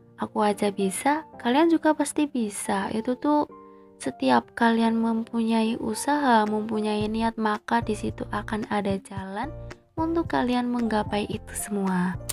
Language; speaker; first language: Indonesian; native; Indonesian